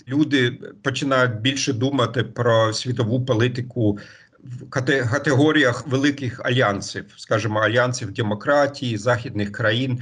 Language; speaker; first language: Ukrainian; non-native, fluent; German